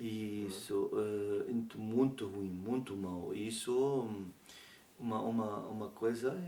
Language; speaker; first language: Portuguese; non-native, learner; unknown